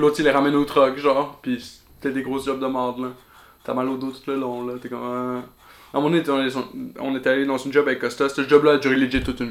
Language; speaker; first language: French; native; French